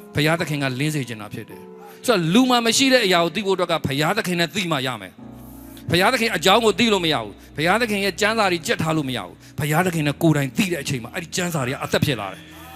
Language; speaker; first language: Burmese; native; Burmese